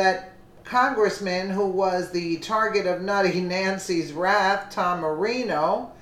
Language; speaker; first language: English; native; English